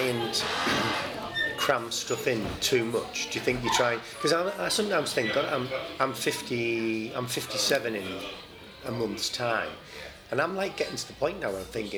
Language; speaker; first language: English; native; English